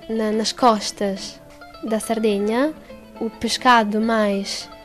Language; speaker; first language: Portuguese; non-native, learner; Italian